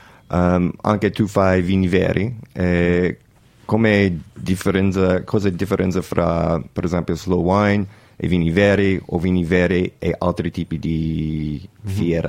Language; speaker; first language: Italian; non-native, learner; English